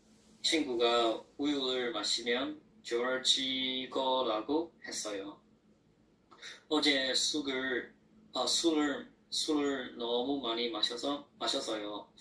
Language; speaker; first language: Korean; non-native, learner; Chinese